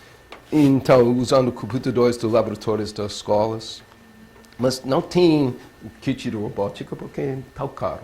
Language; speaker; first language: Portuguese; non-native, learner; English